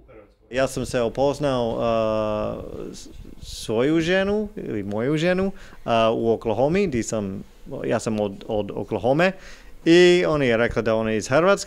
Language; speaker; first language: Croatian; non-native, learner; English